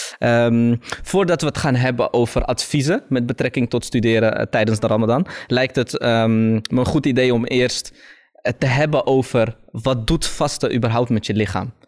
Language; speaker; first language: Dutch; early bilingual, other home language; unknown